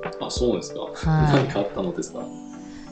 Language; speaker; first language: Japanese; non-native, fluent; Chinese